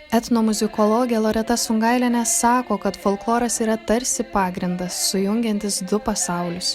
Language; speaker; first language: Lithuanian; native; Lithuanian